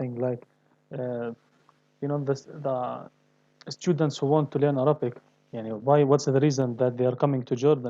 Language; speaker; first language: English; non-native, learner; Arabic